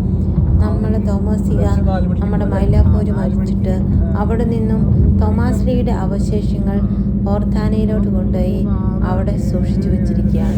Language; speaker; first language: Malayalam; native; Malayalam